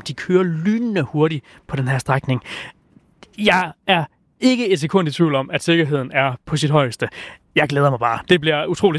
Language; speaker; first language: Danish; native; Danish